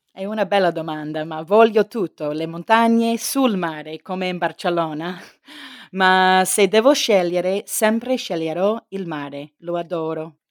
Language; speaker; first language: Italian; non-native, fluent; English